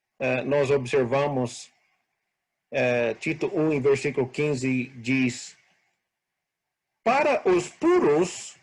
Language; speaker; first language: Portuguese; non-native, fluent; English